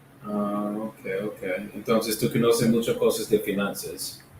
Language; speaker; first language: Spanish; non-native, learner; English